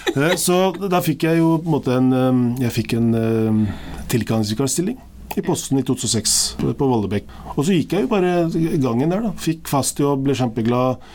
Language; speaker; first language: Norwegian; early bilingual, other home language; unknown